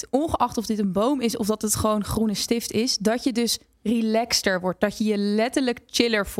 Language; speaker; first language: Dutch; native; Dutch